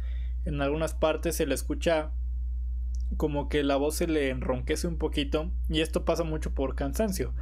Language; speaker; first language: Spanish; native; Spanish